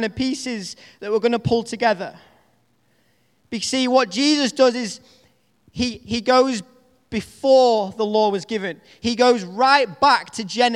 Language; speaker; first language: English; native; English